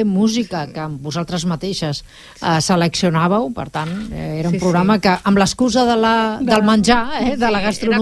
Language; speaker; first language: Catalan; native; Catalan